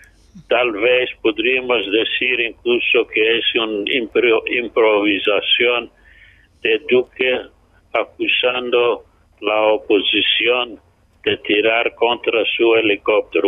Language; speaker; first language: Spanish; non-native, fluent; English